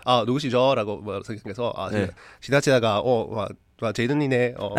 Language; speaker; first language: Korean; non-native, learner; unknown